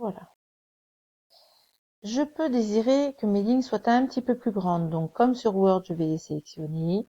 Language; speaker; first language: French; native; French